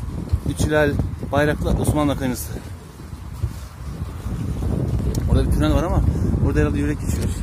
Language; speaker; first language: Turkish; native; Turkish